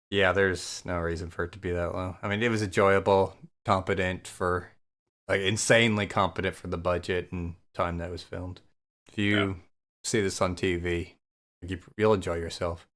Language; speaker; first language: English; native; English